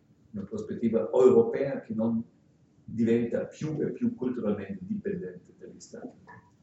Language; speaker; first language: Italian; non-native, fluent; German